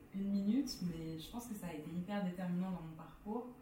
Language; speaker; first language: French; native; French